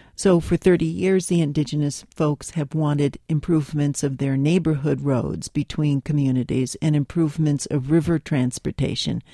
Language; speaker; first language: English; native; English